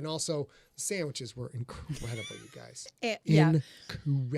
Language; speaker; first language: English; native; English